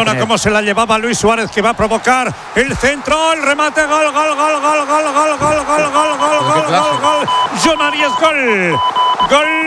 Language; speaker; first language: Spanish; native; Spanish